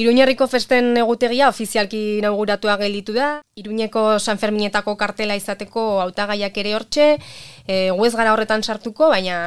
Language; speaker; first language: Basque; native; Basque